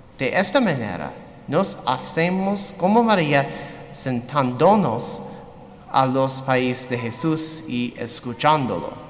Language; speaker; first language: Spanish; non-native, learner; English